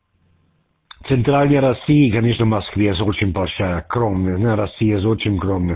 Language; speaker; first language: Russian; non-native, learner; German